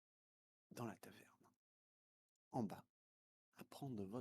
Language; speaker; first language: French; native; French